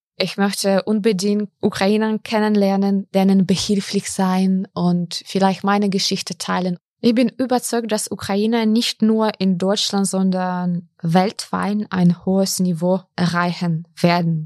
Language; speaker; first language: German; non-native, fluent; Ukrainian